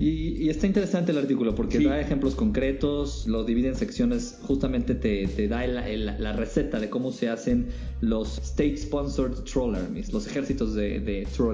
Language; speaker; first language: Spanish; native; Spanish